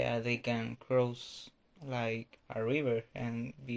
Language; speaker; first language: English; non-native, fluent; Spanish